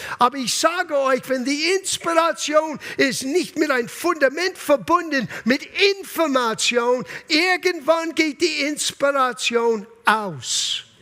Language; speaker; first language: German; non-native, fluent; English